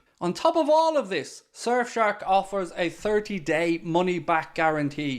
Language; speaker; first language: English; native; English